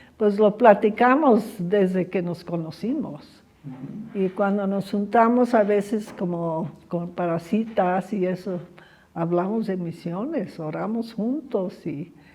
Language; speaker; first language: Spanish; early bilingual, other home language; English